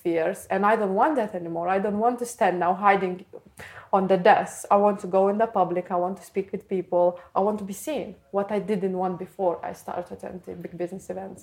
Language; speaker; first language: English; non-native, learner; Lithuanian